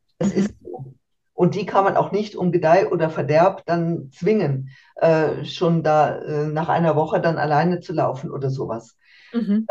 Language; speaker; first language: German; native; German